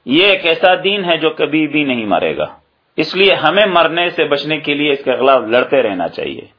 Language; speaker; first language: Urdu; native; Urdu